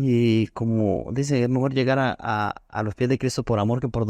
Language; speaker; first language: Spanish; native; Spanish